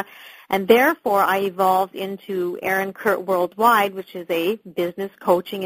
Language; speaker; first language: English; native; English